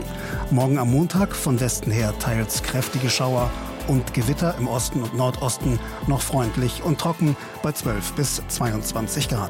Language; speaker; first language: German; native; German